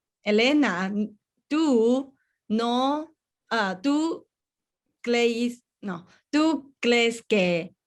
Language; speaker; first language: Spanish; non-native, learner; English